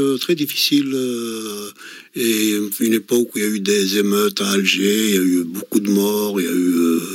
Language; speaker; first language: French; non-native, local second language; Kabyle